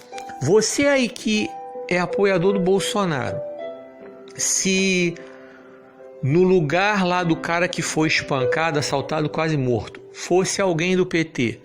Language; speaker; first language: Portuguese; native; Portuguese